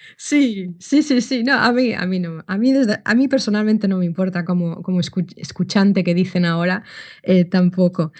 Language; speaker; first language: Spanish; native; Spanish